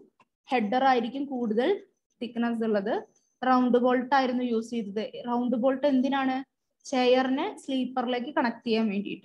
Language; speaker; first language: Malayalam; native; Malayalam